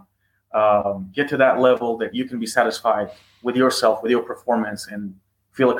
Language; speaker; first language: English; non-native, fluent; Persian